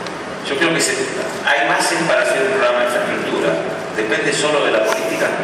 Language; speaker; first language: Spanish; native; Spanish